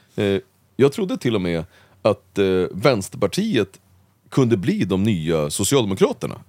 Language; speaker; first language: Swedish; native; Swedish